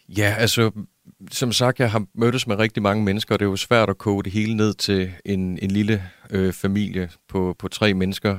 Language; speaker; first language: Danish; native; Danish